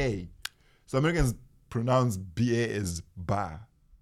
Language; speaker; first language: English; non-native, local second language; Shona